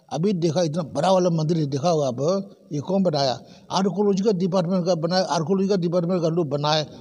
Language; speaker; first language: Hindi; non-native, fluent; Burmese